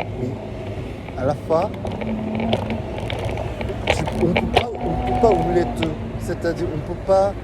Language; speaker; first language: French; non-native, fluent; Korean